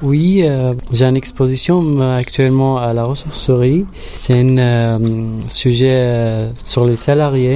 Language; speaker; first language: French; non-native, learner; Arabic